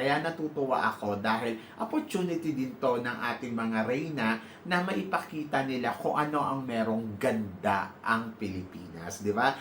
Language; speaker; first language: Filipino; native; Filipino